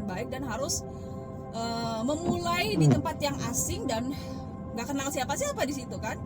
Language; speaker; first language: Indonesian; native; Indonesian